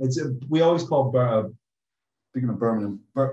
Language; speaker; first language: English; native; English